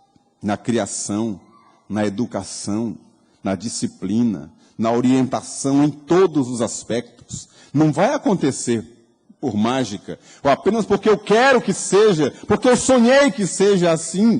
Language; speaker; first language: Portuguese; native; Portuguese